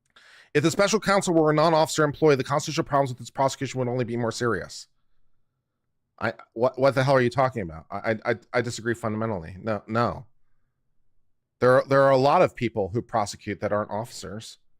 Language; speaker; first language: English; native; English